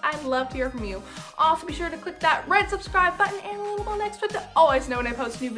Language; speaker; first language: English; native; English